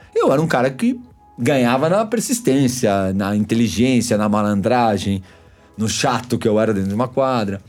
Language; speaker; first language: Portuguese; early bilingual, other home language; Spanish